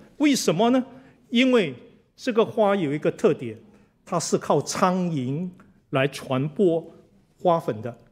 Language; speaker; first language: Chinese; native; Chinese